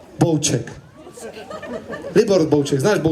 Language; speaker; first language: Czech; native; Czech